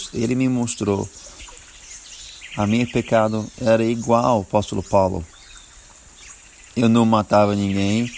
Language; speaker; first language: Portuguese; non-native, learner; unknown